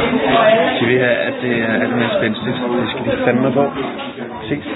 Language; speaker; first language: Danish; native; Danish